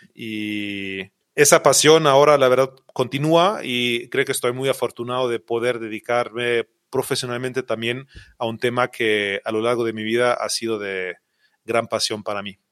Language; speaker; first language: Spanish; non-native, fluent; German